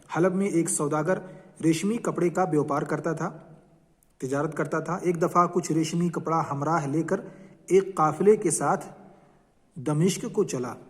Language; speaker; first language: Urdu; native; Urdu